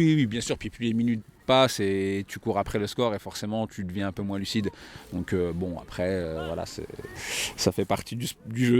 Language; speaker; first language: French; native; French